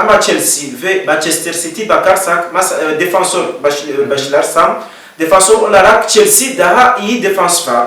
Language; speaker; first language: Turkish; non-native, learner; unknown